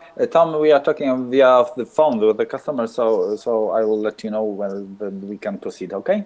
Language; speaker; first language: English; non-native, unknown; Polish